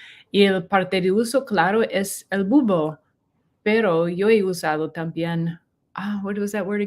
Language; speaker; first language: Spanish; non-native, learner; English